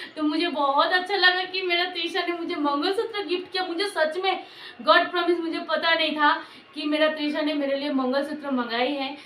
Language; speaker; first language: Hindi; non-native, local second language; Bangla